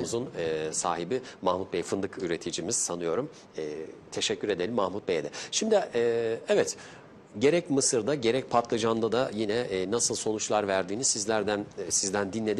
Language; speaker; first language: Turkish; native; Turkish